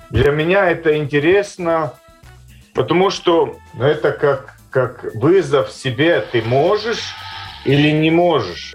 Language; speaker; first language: Russian; non-native, local second language; Latvian